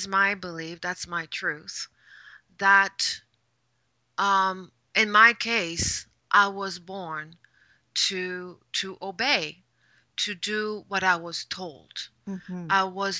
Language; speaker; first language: English; non-native, fluent; French